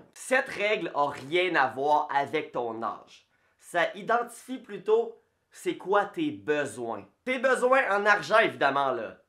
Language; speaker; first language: French; native; French